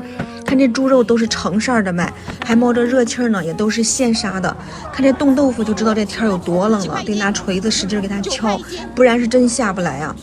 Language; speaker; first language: Chinese; native; Chinese